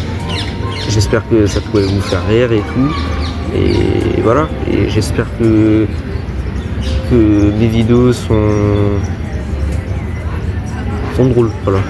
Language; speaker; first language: French; early bilingual, other home language; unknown